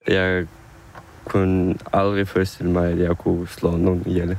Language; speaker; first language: Danish; non-native, fluent; Ukrainian